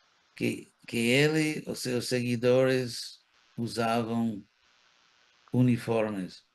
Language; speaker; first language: Portuguese; non-native, fluent; English